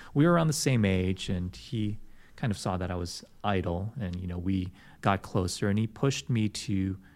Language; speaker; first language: English; native; English